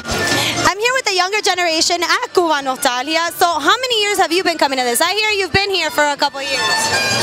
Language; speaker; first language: English; early bilingual, other home language; Spanish